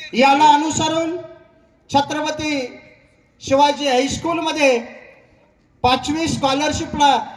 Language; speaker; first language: Marathi; native; Marathi